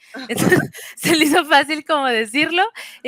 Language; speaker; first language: Spanish; native; Spanish